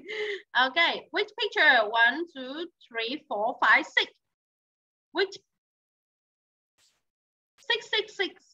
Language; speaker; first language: English; non-native, learner; Vietnamese